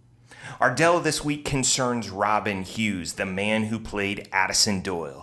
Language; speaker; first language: English; native; English